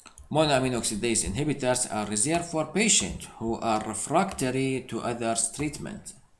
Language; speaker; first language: English; non-native, fluent; Arabic